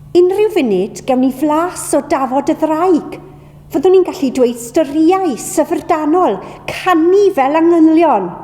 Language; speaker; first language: Welsh; native; Welsh